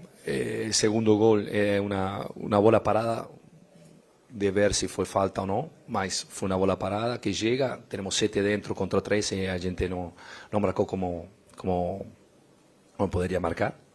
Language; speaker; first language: Portuguese; non-native, fluent; Spanish